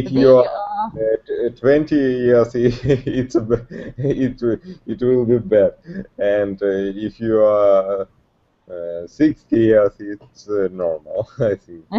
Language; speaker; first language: English; non-native, learner; Russian